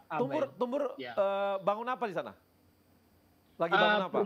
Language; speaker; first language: Indonesian; native; Indonesian